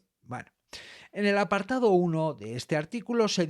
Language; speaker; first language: Spanish; native; Spanish